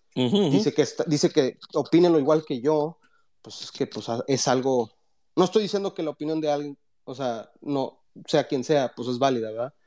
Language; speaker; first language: Spanish; early bilingual, heritage; Spanish